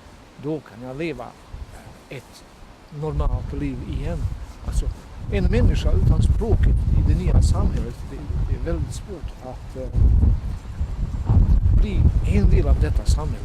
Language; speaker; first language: Swedish; non-native, fluent; Bosnian